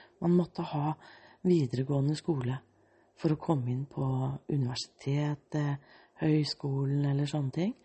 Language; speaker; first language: Norwegian; early bilingual, other home language; Danish